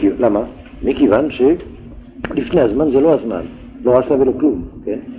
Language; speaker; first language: Hebrew; non-native, fluent; French